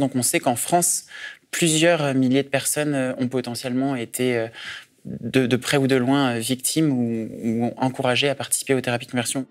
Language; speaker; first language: French; native; French